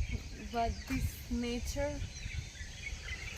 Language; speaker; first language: English; non-native, local second language; Hindi